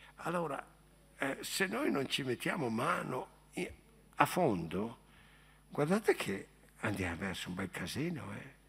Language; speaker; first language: Italian; native; Italian